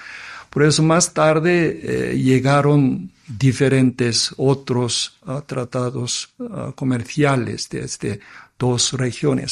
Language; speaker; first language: Spanish; non-native, fluent; Korean